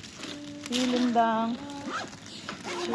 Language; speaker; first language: German; non-native, learner; Filipino